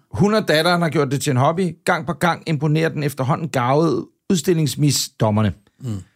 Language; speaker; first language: Danish; native; Danish